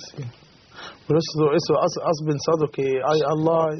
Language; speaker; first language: Portuguese; non-native, learner; Arabic